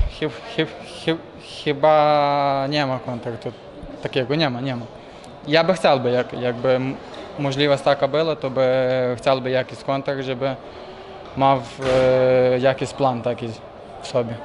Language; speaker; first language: Polish; non-native, learner; Ukrainian